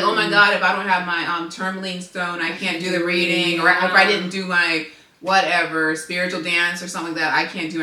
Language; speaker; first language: English; native; English